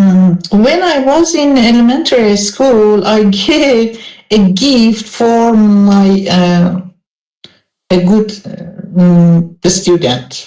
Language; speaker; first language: English; non-native, learner; Persian